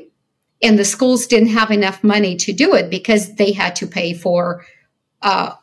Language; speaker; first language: English; early bilingual, other home language; Ukrainian